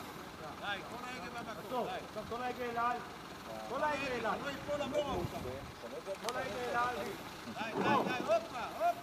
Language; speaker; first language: Hebrew; native; Hebrew